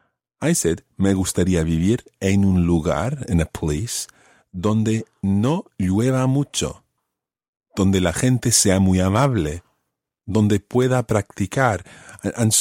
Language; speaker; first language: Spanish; non-native, fluent; English